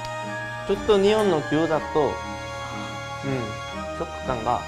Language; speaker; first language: Japanese; non-native, learner; Korean